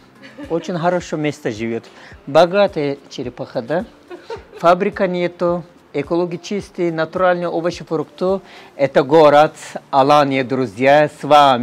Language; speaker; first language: Russian; non-native, learner; Turkish